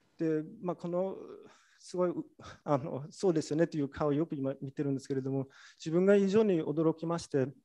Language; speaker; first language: Japanese; non-native, fluent; German